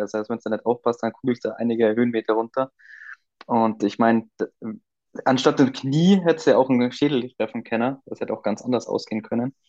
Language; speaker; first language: German; native; German